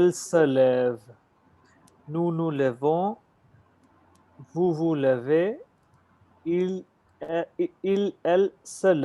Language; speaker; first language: French; non-native, learner; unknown